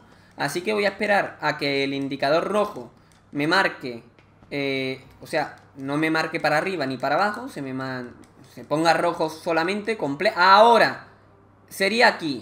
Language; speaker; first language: Spanish; native; Spanish